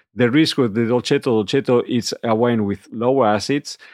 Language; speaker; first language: English; non-native, fluent; Catalan